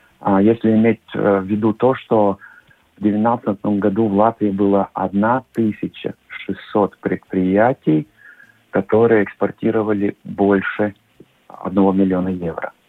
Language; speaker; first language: Russian; non-native, local second language; Latvian